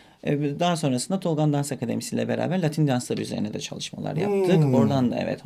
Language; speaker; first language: Turkish; native; Turkish